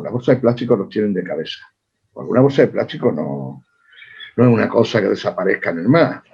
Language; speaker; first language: Spanish; native; Spanish